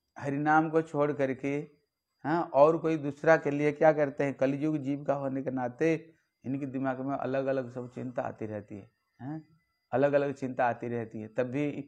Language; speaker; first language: Hindi; non-native, local second language; Bangla